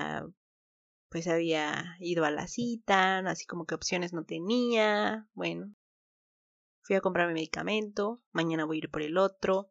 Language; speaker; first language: Spanish; native; Spanish